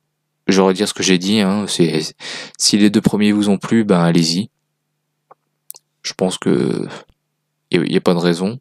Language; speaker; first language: French; native; French